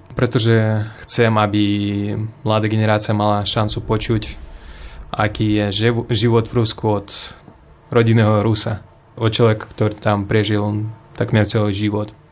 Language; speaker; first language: Slovak; non-native, fluent; Russian